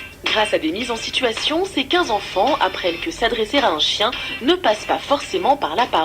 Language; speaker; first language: French; native; French